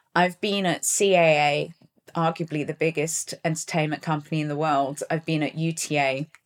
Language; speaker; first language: English; native; English